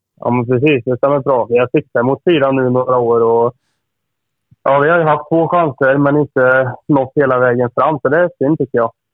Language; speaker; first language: Swedish; native; Swedish